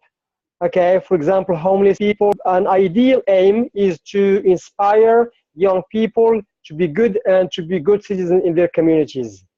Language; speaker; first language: English; non-native, fluent; Arabic